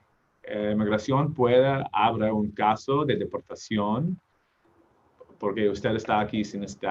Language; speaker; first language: Spanish; non-native, learner; English